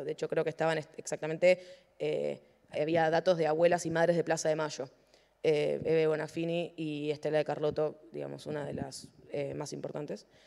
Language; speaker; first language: Spanish; native; Spanish